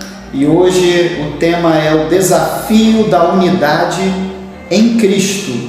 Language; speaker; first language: Portuguese; native; Portuguese